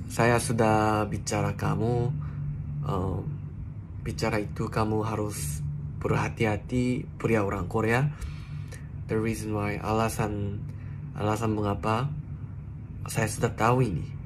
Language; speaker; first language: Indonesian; non-native, learner; Korean